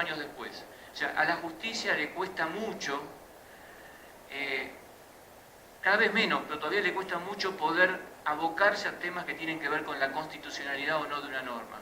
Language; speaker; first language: Spanish; native; Spanish